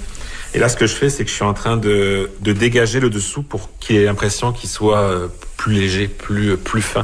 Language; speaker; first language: French; native; French